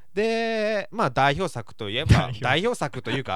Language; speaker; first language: Japanese; native; Japanese